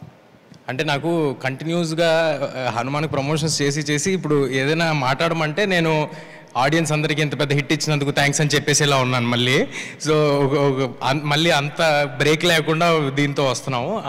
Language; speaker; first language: Telugu; native; Telugu